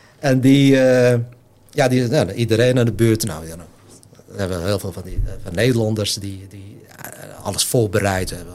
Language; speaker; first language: Dutch; non-native, fluent; Arabic